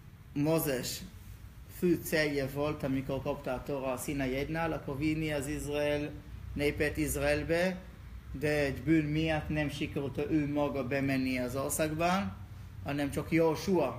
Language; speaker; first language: Hungarian; non-native, learner; Hebrew